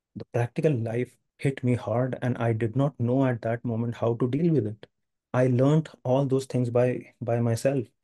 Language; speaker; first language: English; non-native, local second language; Hindi